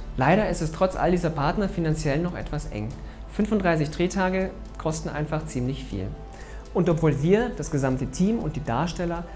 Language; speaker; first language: German; native; German